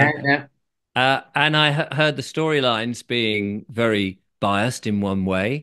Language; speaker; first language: English; native; English